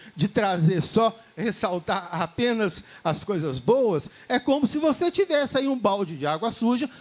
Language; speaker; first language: Portuguese; native; Portuguese